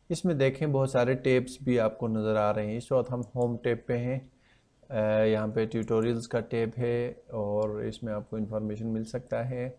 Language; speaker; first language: Urdu; non-native, local second language; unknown